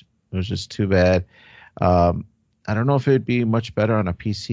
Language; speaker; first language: English; native; English